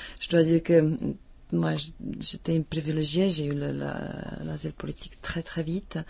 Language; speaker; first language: French; non-native, fluent; Czech